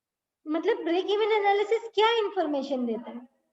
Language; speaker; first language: Hindi; native; Hindi